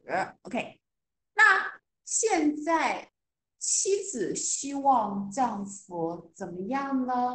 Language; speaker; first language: Chinese; non-native, fluent; English